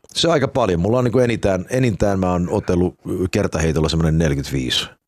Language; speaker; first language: Finnish; early bilingual, heritage; Finnish